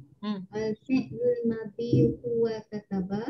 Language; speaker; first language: Arabic; non-native, learner; Malay